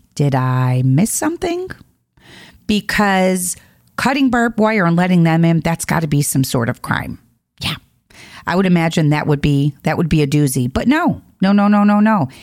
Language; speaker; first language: English; native; English